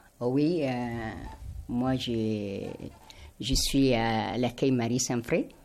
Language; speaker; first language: French; non-native, fluent; Arabic